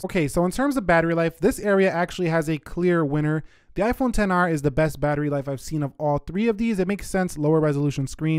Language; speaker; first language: English; native; English